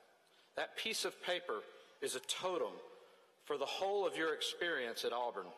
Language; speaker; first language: English; native; English